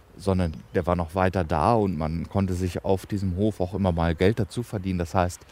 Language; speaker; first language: German; native; German